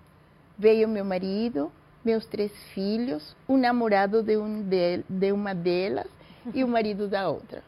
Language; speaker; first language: Portuguese; non-native, fluent; Spanish